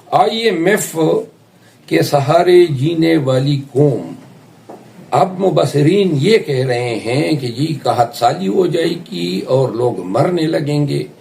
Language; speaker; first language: Urdu; non-native, local second language; Pashto